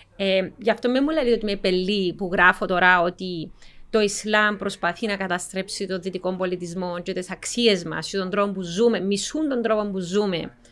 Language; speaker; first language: Greek; native; Greek